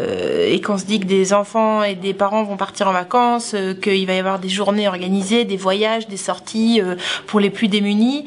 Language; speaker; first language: French; native; French